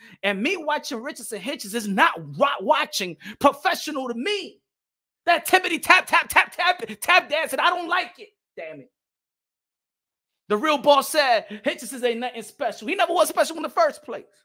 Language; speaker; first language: English; early bilingual, other home language; Spanish